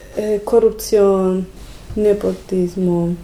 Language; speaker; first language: German; non-native, learner; Spanish